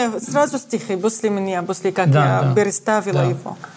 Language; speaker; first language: Russian; non-native, fluent; Arabic